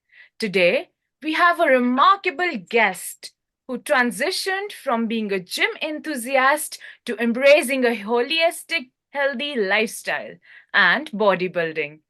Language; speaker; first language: English; non-native, local second language; Hindi